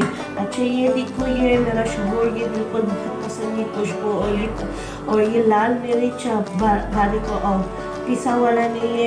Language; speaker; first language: Hindi; non-native, learner; Filipino